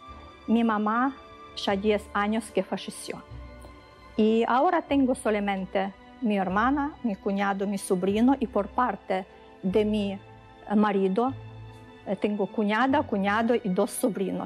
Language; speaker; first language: Spanish; non-native, learner; Ukrainian